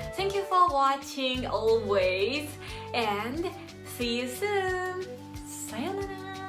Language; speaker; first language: English; non-native, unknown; Japanese